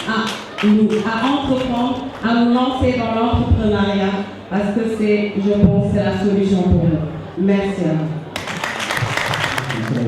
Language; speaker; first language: French; non-native, local second language; Jola-Fonyi